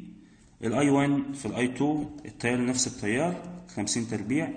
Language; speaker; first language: Arabic; native; Arabic